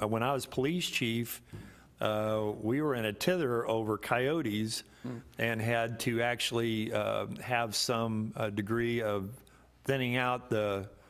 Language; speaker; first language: English; native; English